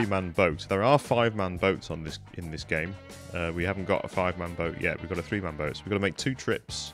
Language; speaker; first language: English; native; English